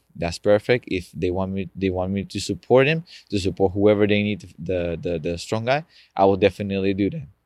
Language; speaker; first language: English; non-native, fluent; Spanish